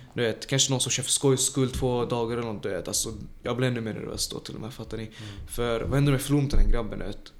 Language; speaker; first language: Swedish; early bilingual, other home language; Tajik